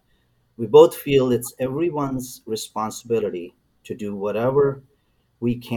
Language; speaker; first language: English; non-native, local second language; Urdu